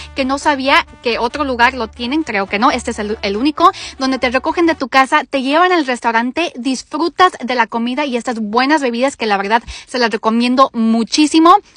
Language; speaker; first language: Spanish; early bilingual, heritage; Spanish